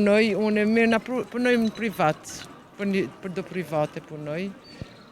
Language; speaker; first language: Albanian; early bilingual, heritage; Albanian